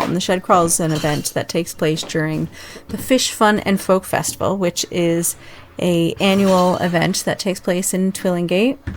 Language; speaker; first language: English; native; English